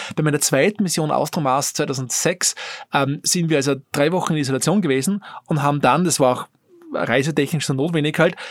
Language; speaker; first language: German; native; German